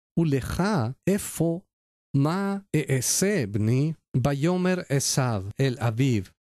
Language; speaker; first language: Hebrew; non-native, learner; Spanish